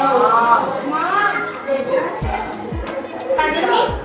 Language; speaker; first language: English; non-native, fluent; Indonesian